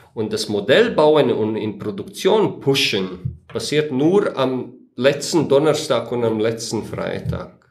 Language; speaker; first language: German; non-native, fluent; Latvian